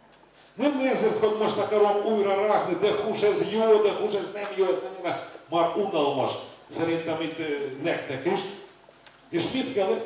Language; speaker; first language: Hungarian; non-native, learner; Russian